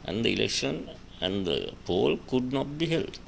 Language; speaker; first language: English; non-native, local second language; Sinhala